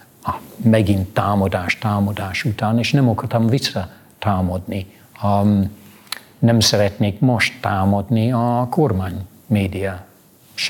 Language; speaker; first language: Hungarian; non-native, fluent; English